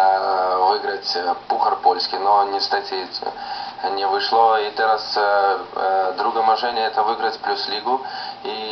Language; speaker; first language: Polish; non-native, learner; Russian